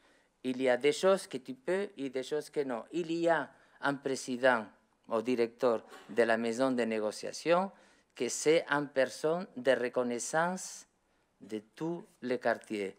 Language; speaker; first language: French; non-native, learner; Spanish